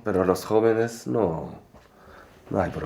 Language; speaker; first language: Spanish; non-native, learner; Japanese